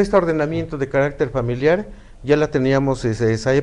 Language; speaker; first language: Spanish; native; Spanish